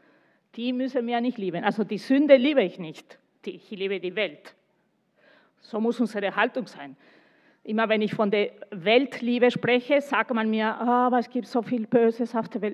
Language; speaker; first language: German; non-native, fluent; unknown